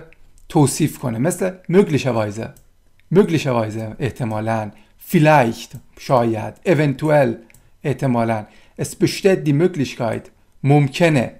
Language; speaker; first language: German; non-native, fluent; Persian